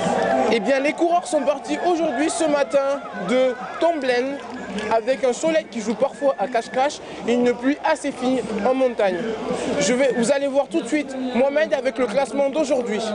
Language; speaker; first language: French; native; French